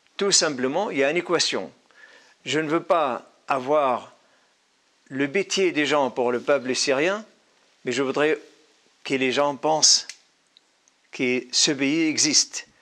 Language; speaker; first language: French; non-native, fluent; Arabic